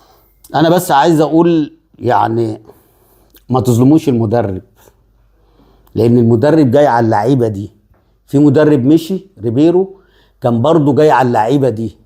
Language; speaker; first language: Arabic; native; Arabic